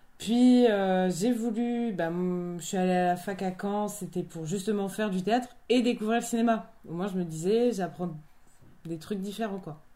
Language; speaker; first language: French; native; French